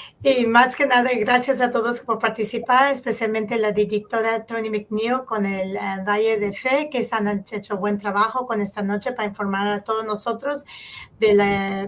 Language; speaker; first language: Spanish; early bilingual, heritage; Spanish